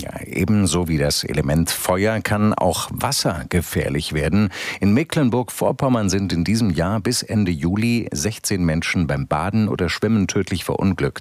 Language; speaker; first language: German; native; German